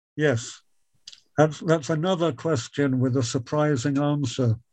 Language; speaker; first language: English; native; English